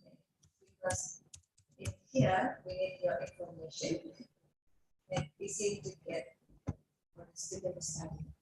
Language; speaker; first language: English; non-native, learner; Indonesian